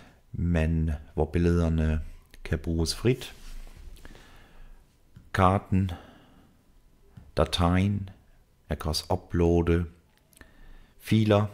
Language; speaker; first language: Danish; non-native, fluent; German